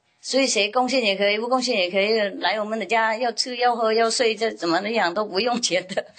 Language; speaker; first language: Chinese; non-native, fluent; Vietnamese